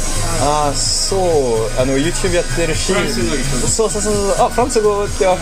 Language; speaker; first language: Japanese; non-native, fluent; French